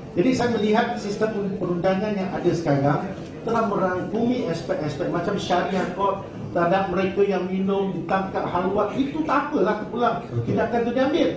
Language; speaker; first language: Malay; non-native, local second language; Chinese